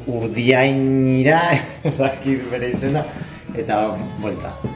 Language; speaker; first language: Basque; non-native, local second language; Spanish